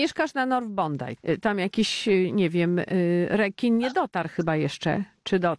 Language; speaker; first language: Polish; native; Polish